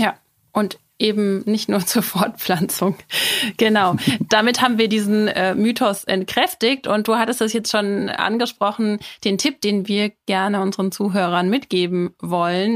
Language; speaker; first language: German; native; German